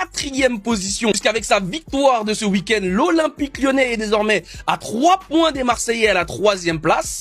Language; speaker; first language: French; native; French